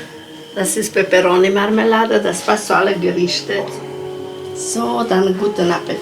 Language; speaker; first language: German; non-native, local second language; Romanian